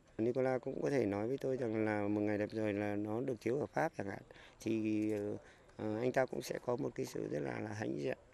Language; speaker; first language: Vietnamese; native; Vietnamese